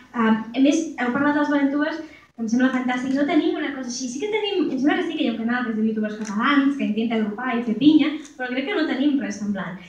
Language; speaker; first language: Catalan; native; Catalan